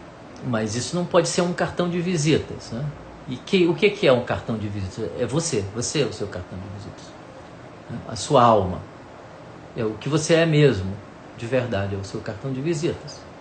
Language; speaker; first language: Portuguese; native; Portuguese